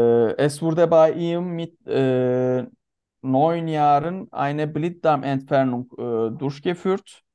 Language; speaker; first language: German; non-native, learner; Turkish